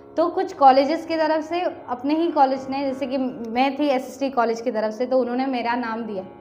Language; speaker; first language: Hindi; non-native, local second language; Nepali